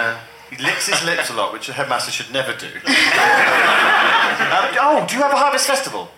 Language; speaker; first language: English; native; English